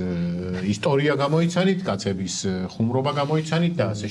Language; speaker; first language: Georgian; native; Georgian